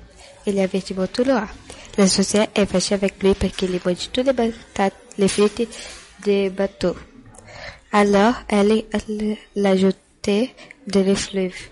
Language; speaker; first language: French; non-native, learner; English